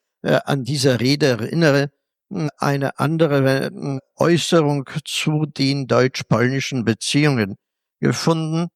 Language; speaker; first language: German; non-native, fluent; Polish